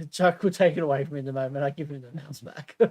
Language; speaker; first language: English; native; English